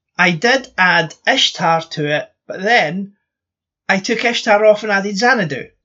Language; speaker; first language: English; native; English